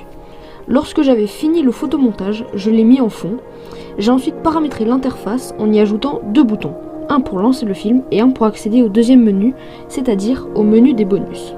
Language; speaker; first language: French; native; French